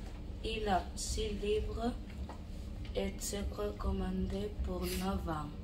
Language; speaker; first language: French; non-native, learner; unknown